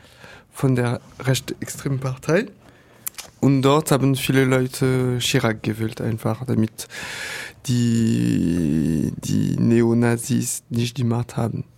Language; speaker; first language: German; non-native, learner; French